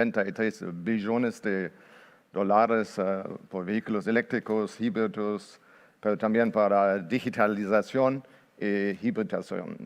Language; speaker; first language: Spanish; non-native, fluent; Portuguese